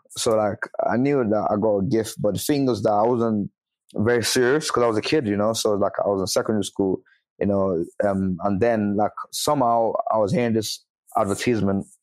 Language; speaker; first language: English; non-native, local second language; Yoruba